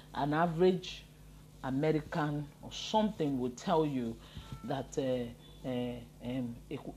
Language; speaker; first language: English; non-native, local second language; Yoruba